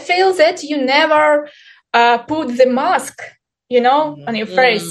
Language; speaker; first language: English; non-native, fluent; Ukrainian